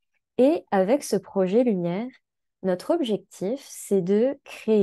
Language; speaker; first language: French; native; French